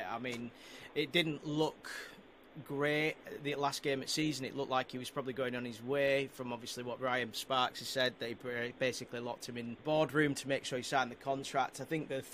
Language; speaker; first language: English; native; English